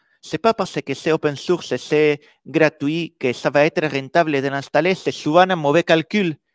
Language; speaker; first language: French; non-native, fluent; Spanish